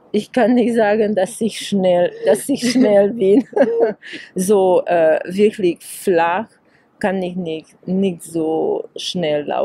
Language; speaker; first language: German; non-native, fluent; Hungarian